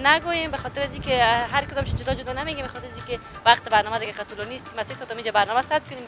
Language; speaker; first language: Persian; native; Persian